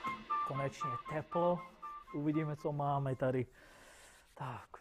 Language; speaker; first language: Czech; non-native, fluent; English